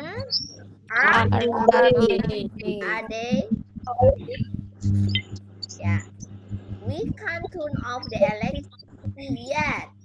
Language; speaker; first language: English; non-native, fluent; Indonesian